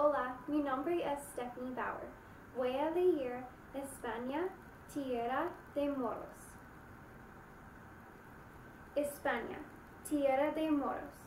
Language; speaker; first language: Spanish; non-native, learner; English